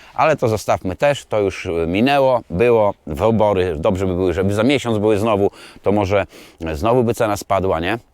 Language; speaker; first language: Polish; native; Polish